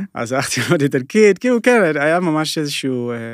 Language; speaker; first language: Hebrew; native; Hebrew